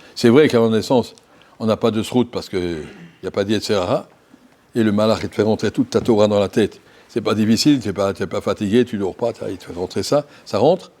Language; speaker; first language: French; native; French